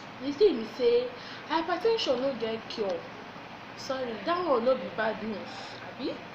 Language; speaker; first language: Nigerian Pidgin; non-native, local second language; Yoruba